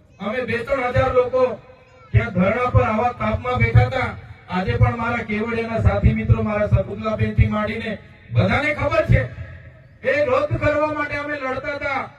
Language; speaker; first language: Gujarati; non-native, local second language; Vasavi